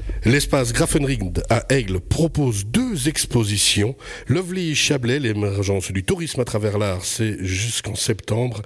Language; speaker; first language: French; native; French